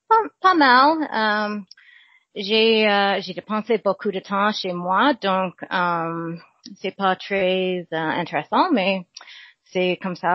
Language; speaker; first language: French; non-native, learner; English